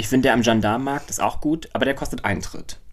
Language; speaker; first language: German; native; German